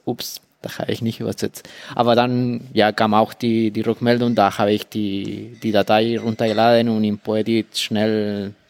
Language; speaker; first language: German; non-native, fluent; Spanish